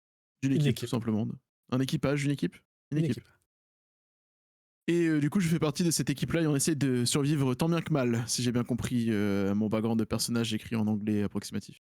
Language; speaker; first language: French; native; French